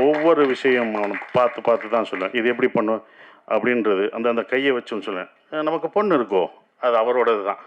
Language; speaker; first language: Tamil; native; Tamil